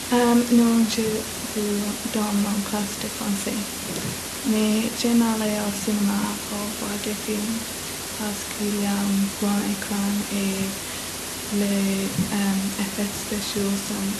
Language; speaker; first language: French; non-native, learner; English